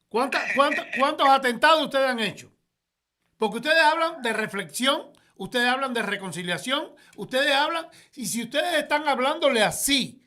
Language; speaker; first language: Spanish; native; Spanish